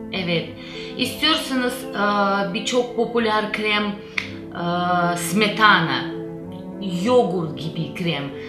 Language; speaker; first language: Turkish; non-native, learner; Russian